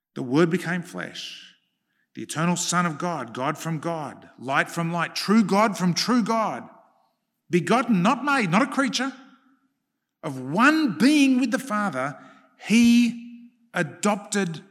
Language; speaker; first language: English; early bilingual, other home language; Hungarian